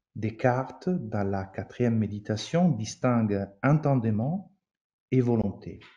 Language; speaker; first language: French; non-native, fluent; Italian